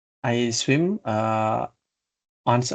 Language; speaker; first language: English; non-native, learner; Indonesian